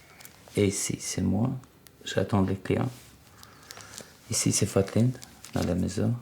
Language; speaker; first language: French; non-native, learner; Albanian